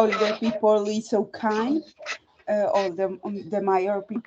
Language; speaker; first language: English; non-native, learner; Spanish